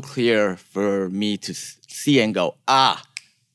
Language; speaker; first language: English; early bilingual, other home language; Korean